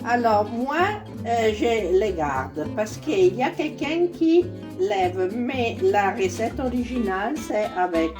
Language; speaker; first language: French; non-native, learner; Italian